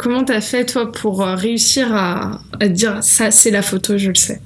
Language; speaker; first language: French; native; French